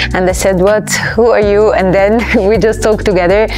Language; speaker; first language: English; non-native, fluent; Arabic